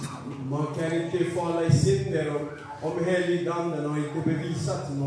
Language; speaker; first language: Swedish; non-native, fluent; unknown